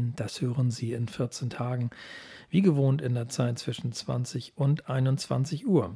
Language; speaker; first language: German; native; German